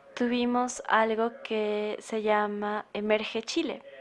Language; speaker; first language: Spanish; non-native, fluent; German